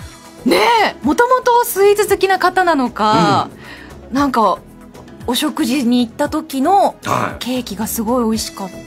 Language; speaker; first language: Japanese; native; Japanese